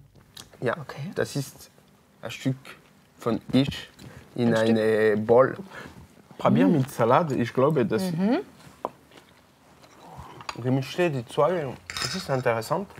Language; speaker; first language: German; non-native, learner; French